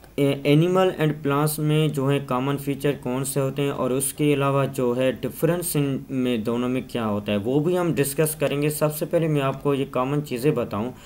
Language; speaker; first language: Urdu; non-native, local second language; Sindhi